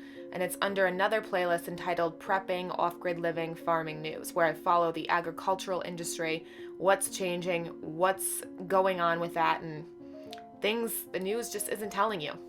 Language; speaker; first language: English; native; English